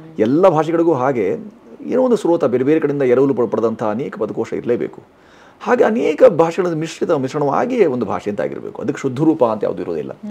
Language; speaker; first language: Kannada; non-native, local second language; Hindi